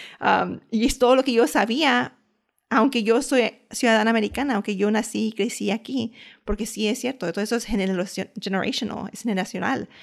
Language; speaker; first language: Spanish; early bilingual, heritage; Spanish